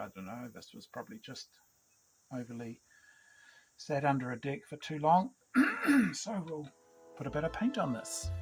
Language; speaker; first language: English; native; English